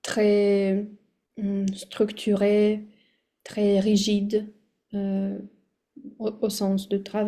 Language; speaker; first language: French; non-native, fluent; Russian